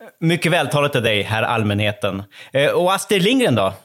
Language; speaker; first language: Swedish; native; Swedish